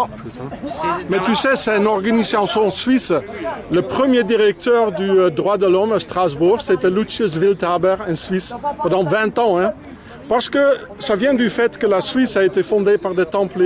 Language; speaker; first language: French; non-native, fluent; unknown